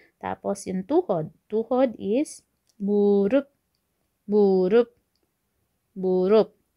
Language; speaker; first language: English; non-native, local second language; Filipino